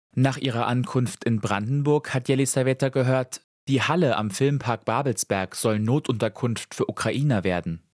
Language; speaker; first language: German; native; German